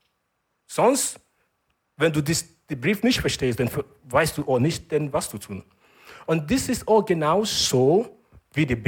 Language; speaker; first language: German; non-native, learner; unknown